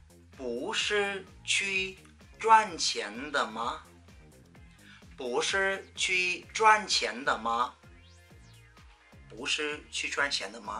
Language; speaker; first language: Chinese; non-native, fluent; Vietnamese